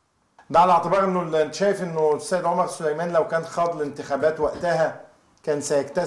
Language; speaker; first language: Arabic; native; Arabic